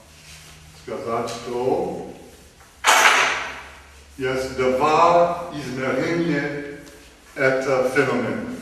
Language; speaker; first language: Russian; non-native, learner; English